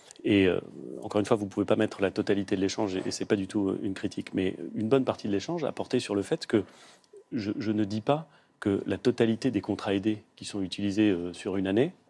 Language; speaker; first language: French; native; French